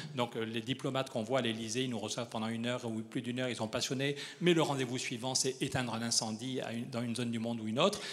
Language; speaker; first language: French; native; French